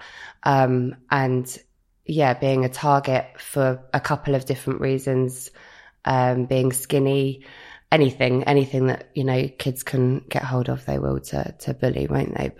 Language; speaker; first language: English; native; English